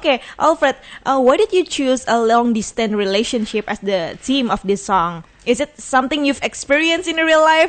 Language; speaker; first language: English; non-native, fluent; Indonesian